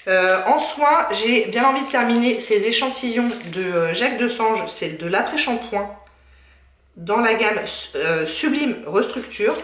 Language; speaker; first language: French; native; French